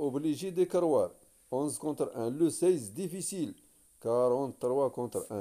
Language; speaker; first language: French; non-native, local second language; Arabic